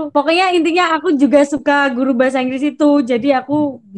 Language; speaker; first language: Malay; non-native, local second language; Javanese